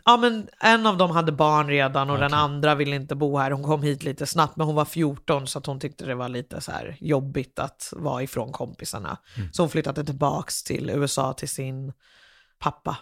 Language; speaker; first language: Swedish; non-native, fluent; English